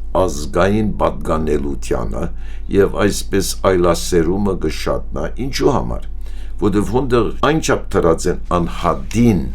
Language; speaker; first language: Armenian; early bilingual, heritage; Armenian